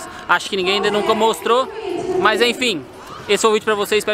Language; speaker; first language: Portuguese; native; Portuguese